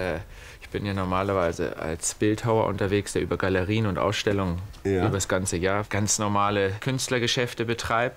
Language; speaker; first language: German; native; German